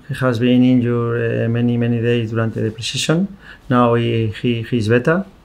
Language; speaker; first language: English; non-native, fluent; Spanish